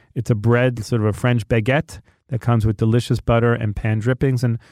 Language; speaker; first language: English; native; English